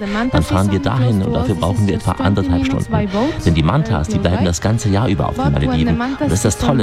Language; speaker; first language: German; native; German